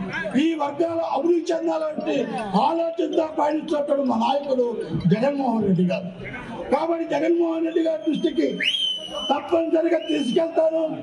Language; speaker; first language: Telugu; native; Telugu